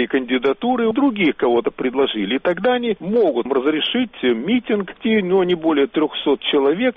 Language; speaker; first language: Russian; native; Russian